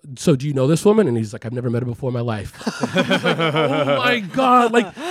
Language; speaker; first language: English; native; English